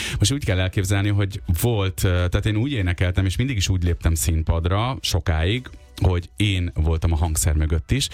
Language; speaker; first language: Hungarian; early bilingual, other home language; Urdu